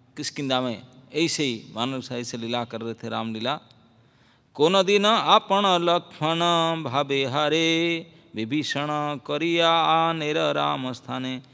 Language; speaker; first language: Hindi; non-native, local second language; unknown